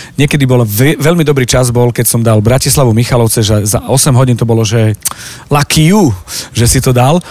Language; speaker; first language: Slovak; native; Slovak